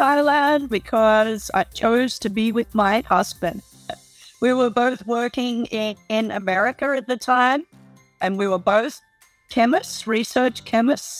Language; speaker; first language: English; native; English